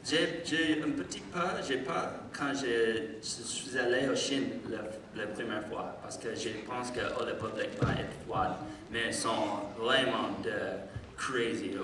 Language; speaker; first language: French; non-native, learner; English